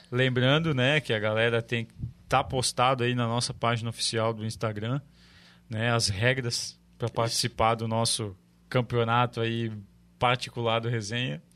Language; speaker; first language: Portuguese; native; Portuguese